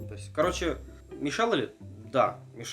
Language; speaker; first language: Russian; native; Russian